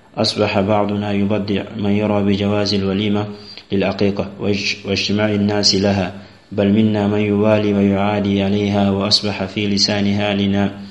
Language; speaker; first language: Arabic; non-native, fluent; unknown